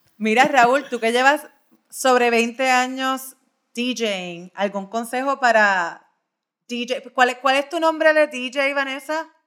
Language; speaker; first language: Spanish; early bilingual, heritage; Spanish